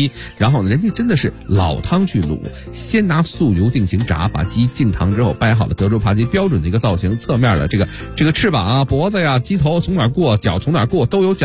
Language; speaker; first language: Chinese; native; Chinese